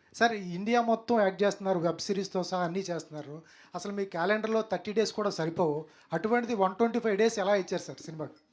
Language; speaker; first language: Telugu; native; Telugu